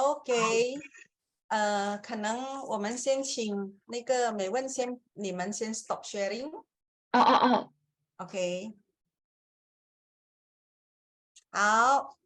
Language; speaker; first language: Chinese; non-native, fluent; Indonesian